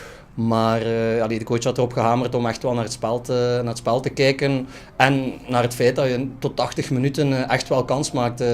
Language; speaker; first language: Dutch; native; Dutch